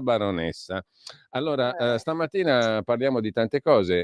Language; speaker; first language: Italian; native; Italian